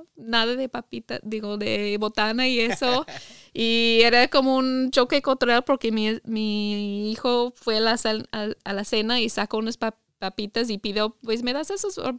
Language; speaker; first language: Spanish; non-native, fluent; English